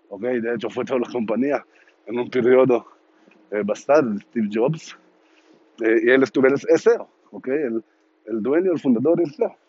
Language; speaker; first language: Spanish; non-native, learner; Hebrew